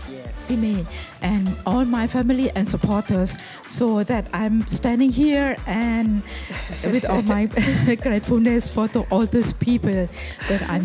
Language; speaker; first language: English; non-native, learner; Thai